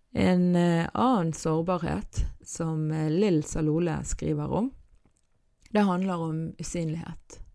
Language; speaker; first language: Norwegian; early bilingual, other home language; Arabic